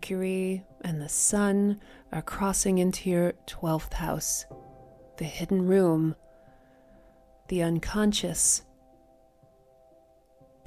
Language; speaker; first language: English; native; English